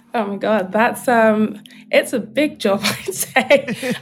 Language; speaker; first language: English; native; English